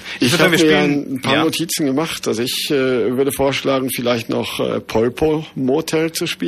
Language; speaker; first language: German; native; German